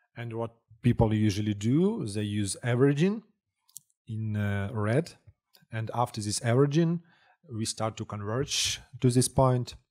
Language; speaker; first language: English; non-native, fluent; Russian